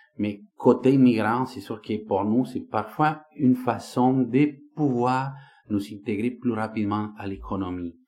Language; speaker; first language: French; non-native, fluent; Spanish